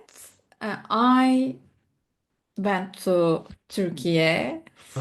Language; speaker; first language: English; non-native, learner; Turkish